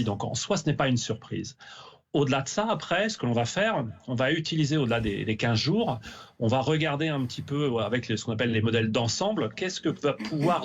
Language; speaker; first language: French; native; French